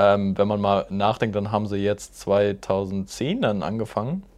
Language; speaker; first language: German; native; German